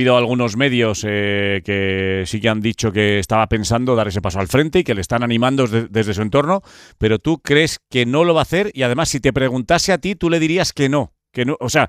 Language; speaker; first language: Spanish; native; Spanish